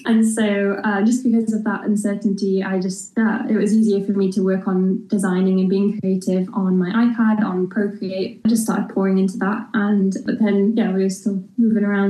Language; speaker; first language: English; native; English